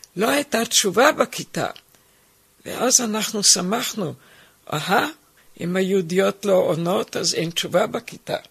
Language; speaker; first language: Hebrew; non-native, fluent; German